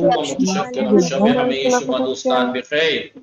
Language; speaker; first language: Persian; non-native, fluent; Urdu